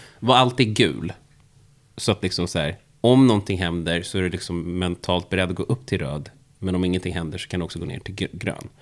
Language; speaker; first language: Swedish; native; Swedish